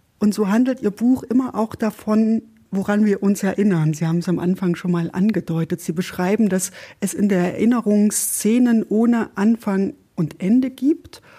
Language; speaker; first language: German; native; German